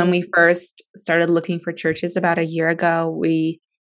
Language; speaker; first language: English; early bilingual, other home language; Russian